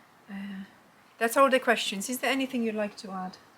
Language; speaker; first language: English; non-native, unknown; Polish